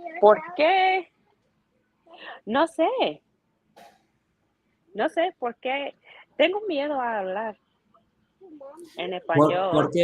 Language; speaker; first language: Spanish; non-native, learner; English